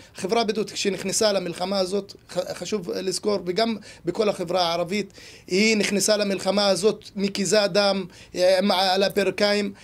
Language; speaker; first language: Hebrew; non-native, local second language; Arabic